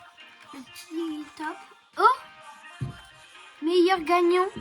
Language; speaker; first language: French; native; French